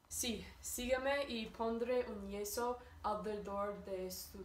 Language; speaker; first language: Spanish; non-native, learner; English